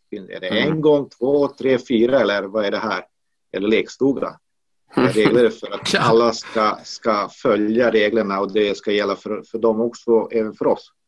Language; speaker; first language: Swedish; non-native, fluent; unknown